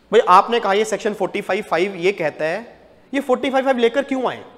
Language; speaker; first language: Hindi; native; Hindi